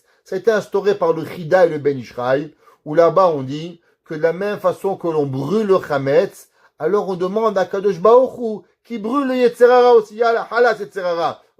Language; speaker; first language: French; native; French